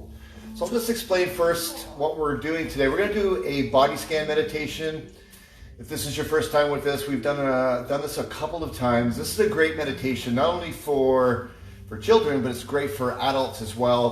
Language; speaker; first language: English; native; English